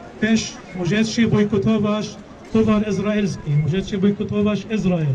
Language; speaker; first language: Polish; non-native, fluent; Arabic